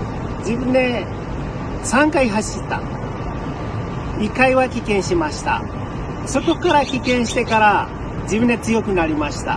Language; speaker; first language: Japanese; non-native, learner; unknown